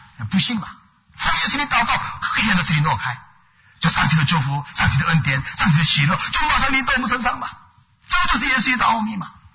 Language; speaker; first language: Chinese; non-native, fluent; Korean